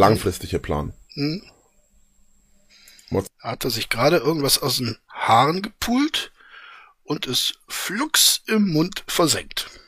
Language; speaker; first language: German; native; German